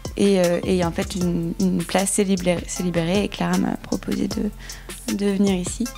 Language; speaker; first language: French; native; French